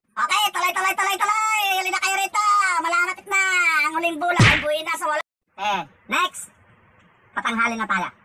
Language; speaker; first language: Filipino; non-native, local second language; Iloko